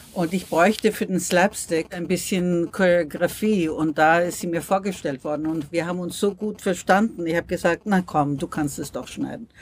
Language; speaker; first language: German; non-native, fluent; English